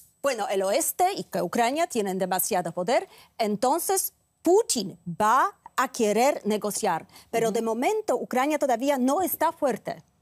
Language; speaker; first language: Spanish; non-native, fluent; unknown